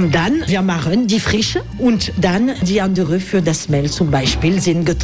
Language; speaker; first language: German; non-native, learner; French